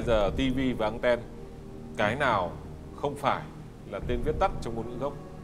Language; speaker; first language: Vietnamese; native; Vietnamese